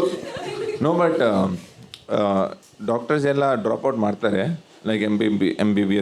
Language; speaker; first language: Kannada; non-native, learner; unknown